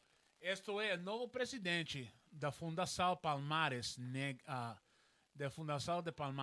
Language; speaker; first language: Portuguese; non-native, learner; Spanish